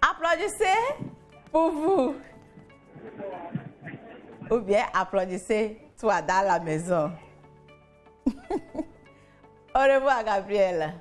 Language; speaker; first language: French; non-native, fluent; English